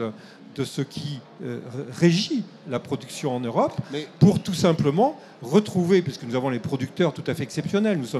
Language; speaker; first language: French; native; French